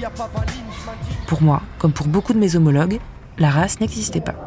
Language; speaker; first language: French; native; French